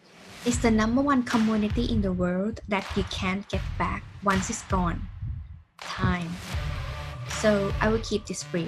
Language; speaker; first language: English; non-native, learner; Thai